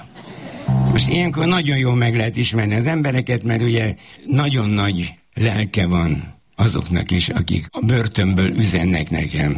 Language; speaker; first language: Hungarian; native; Hungarian